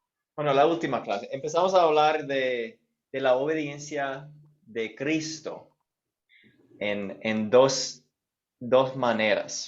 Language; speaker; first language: Spanish; non-native, fluent; English